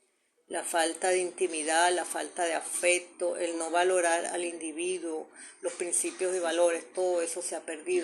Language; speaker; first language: Spanish; native; Spanish